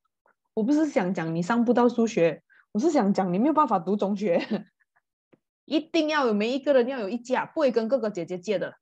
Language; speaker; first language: Chinese; native; Chinese